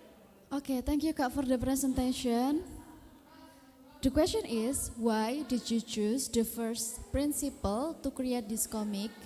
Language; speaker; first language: English; non-native, fluent; Indonesian